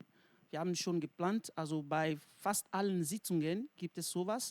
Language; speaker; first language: German; non-native, fluent; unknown